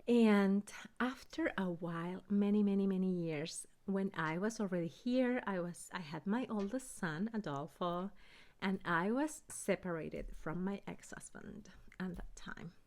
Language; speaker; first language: English; early bilingual, other home language; Spanish